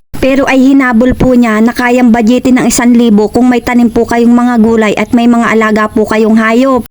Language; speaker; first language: Filipino; native; Filipino